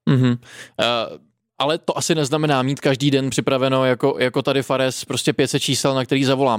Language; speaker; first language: Czech; native; Czech